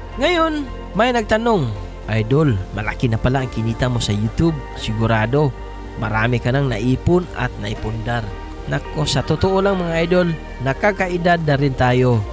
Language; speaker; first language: Filipino; non-native, local second language; Cebuano